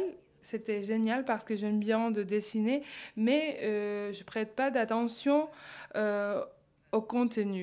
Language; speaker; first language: French; non-native, fluent; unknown